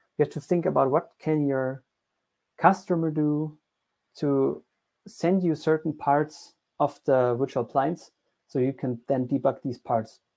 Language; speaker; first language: English; non-native, fluent; German